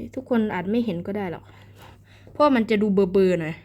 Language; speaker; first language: Thai; native; Thai